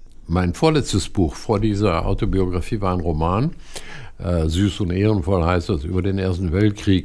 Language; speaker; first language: German; non-native, fluent; Hebrew